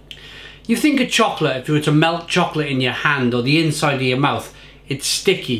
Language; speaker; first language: English; native; English